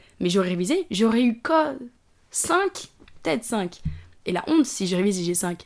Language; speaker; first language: French; native; French